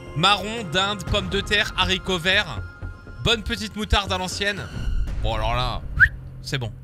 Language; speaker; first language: French; native; French